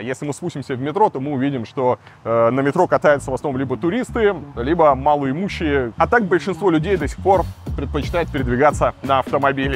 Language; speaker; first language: Russian; native; Russian